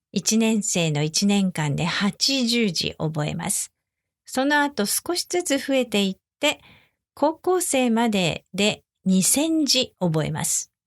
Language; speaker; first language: Japanese; native; Japanese